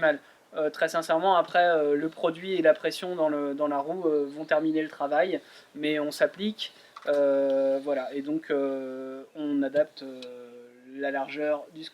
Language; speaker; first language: French; native; French